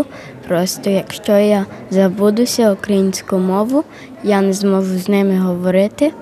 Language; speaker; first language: Ukrainian; early bilingual, heritage; Ukrainian